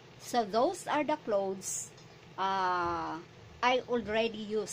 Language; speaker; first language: English; non-native, local second language; Filipino